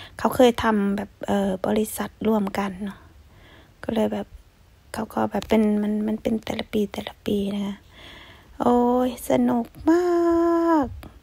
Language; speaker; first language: Thai; native; Thai